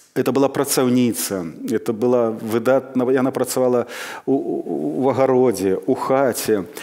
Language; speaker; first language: Russian; non-native, local second language; Belarusian